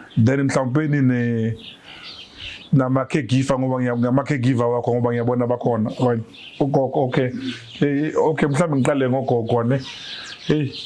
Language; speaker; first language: Zulu; native; Zulu